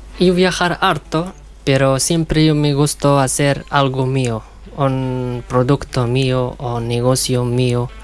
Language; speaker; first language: Spanish; non-native, learner; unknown